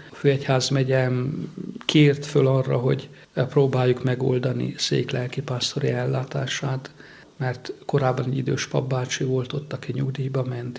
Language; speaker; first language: Hungarian; native; Hungarian